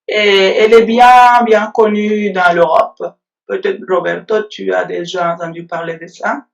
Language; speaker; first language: French; non-native, fluent; Spanish